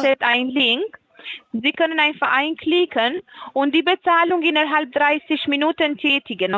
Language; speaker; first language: German; non-native, fluent; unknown